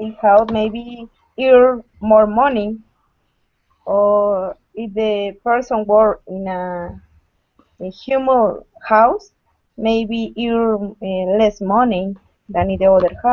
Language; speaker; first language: English; non-native, learner; Spanish